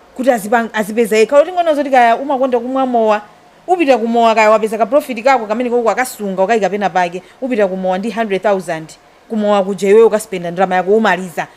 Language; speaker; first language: Nyanja; native; Nyanja